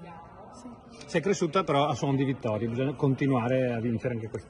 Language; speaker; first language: Italian; native; Italian